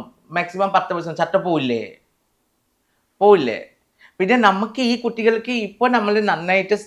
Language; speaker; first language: Malayalam; non-native, fluent; Assamese